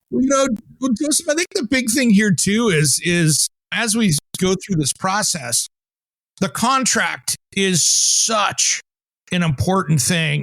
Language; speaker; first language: English; native; English